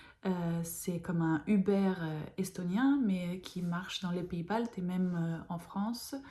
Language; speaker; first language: French; non-native, fluent; Lithuanian